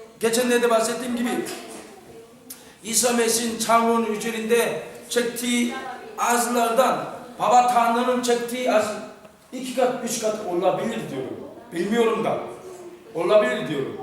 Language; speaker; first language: Turkish; non-native, fluent; Korean